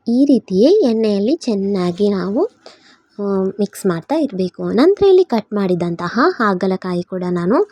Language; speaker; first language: Kannada; non-native, local second language; Tulu